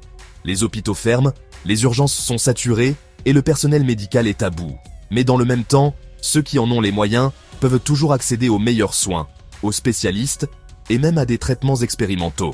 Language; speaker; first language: French; native; French